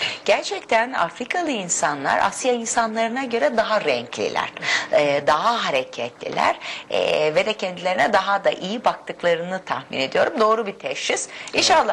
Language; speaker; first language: Turkish; native; Turkish